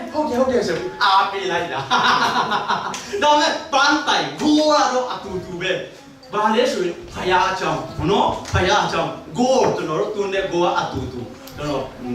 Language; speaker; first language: Burmese; non-native, local second language; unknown